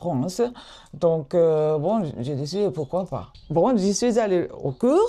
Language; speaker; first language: French; non-native, fluent; Japanese